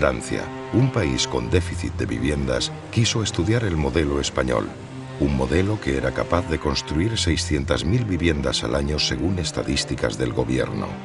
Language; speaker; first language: Spanish; native; Spanish